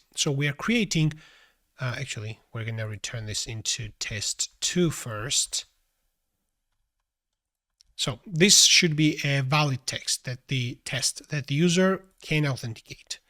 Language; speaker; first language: English; non-native, fluent; Georgian